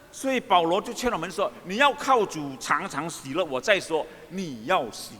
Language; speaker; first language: Chinese; early bilingual, heritage; Chinese